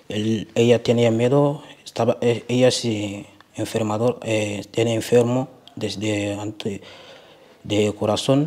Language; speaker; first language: Spanish; non-native, learner; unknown